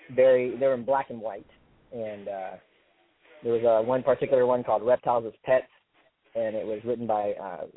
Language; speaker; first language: English; native; English